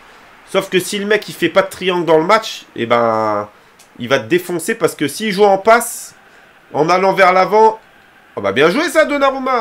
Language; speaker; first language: French; native; French